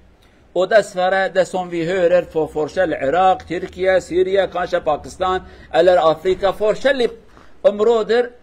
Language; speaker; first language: Norwegian; non-native, learner; Kurdish